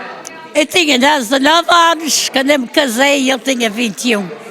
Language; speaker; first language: Portuguese; early bilingual, heritage; Portuguese